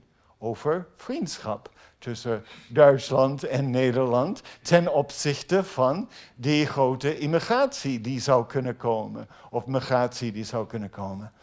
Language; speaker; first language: Dutch; non-native, fluent; English